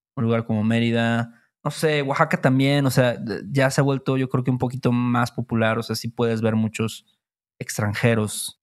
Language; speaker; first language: Spanish; native; Spanish